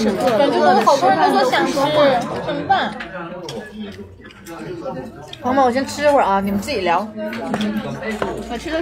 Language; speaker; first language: Chinese; native; Chinese